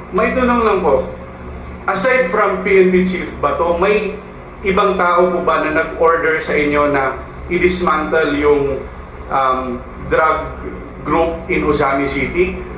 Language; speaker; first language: Filipino; non-native, local second language; Cebuano